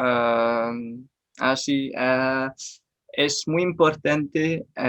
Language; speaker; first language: Spanish; non-native, learner; French